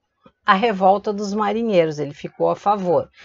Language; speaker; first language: Portuguese; native; Portuguese